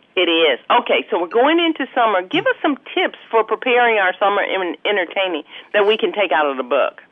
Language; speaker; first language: English; native; English